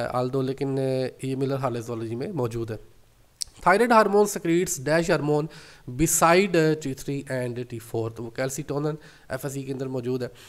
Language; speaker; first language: Urdu; non-native, local second language; Punjabi